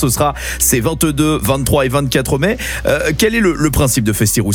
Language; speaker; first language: French; native; French